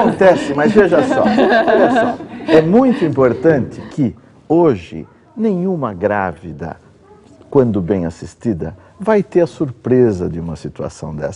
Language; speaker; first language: Portuguese; native; Portuguese